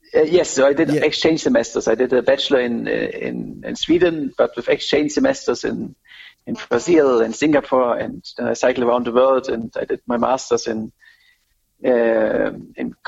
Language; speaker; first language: English; non-native, fluent; German